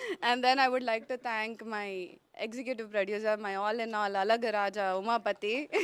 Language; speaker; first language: English; non-native, local second language; Tamil